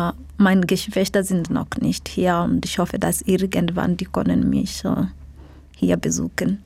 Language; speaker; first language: German; non-native, learner; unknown